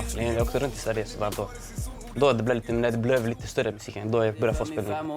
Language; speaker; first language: Swedish; early bilingual, other home language; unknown